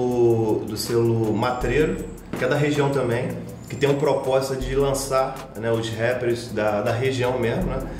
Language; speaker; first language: Portuguese; native; Portuguese